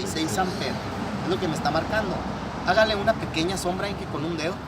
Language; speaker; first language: Spanish; native; Spanish